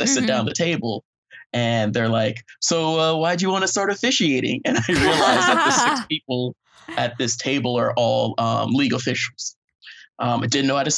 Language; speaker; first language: English; native; English